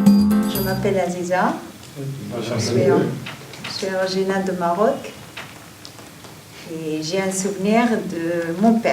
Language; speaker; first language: French; non-native, learner; Arabic